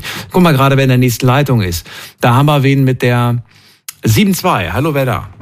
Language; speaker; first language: German; native; German